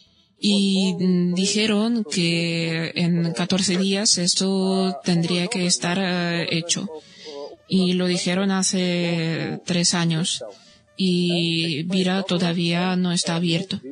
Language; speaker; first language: Spanish; non-native, fluent; Bosnian